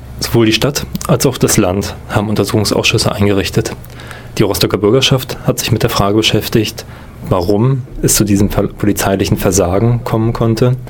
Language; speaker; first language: German; native; German